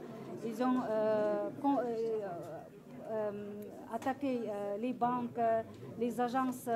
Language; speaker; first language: French; non-native, fluent; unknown